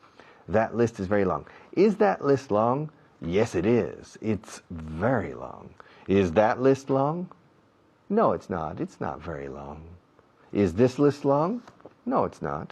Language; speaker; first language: English; non-native, fluent; Spanish